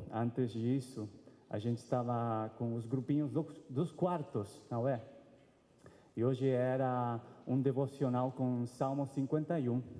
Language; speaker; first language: Portuguese; non-native, fluent; Spanish